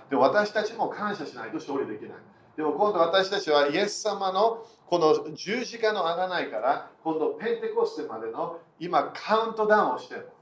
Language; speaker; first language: Japanese; non-native, fluent; English